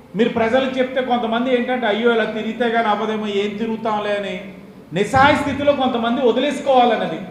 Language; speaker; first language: Telugu; native; Telugu